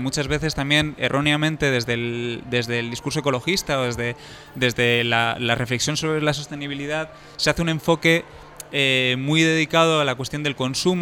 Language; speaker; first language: Spanish; native; Spanish